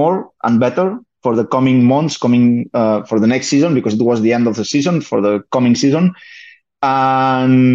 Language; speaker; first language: English; non-native, fluent; Spanish